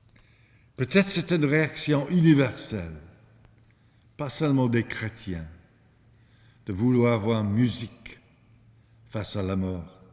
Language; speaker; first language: French; non-native, fluent; English